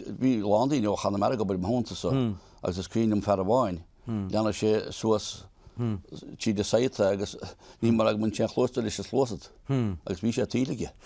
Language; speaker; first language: Irish; native; Irish